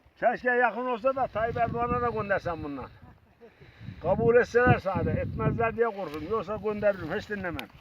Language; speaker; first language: Turkish; native; Turkish